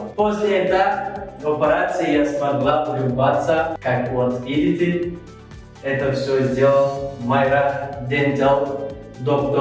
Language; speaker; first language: Russian; non-native, learner; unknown